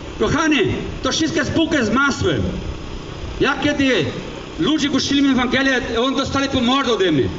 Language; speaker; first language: Polish; early bilingual, heritage; Polish